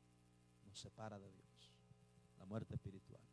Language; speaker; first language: Spanish; native; Spanish